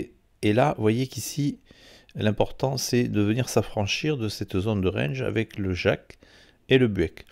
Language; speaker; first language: French; native; French